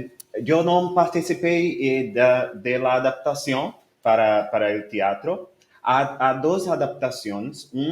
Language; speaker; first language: Spanish; non-native, learner; Portuguese